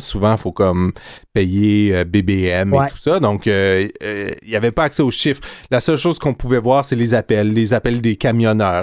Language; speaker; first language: French; native; French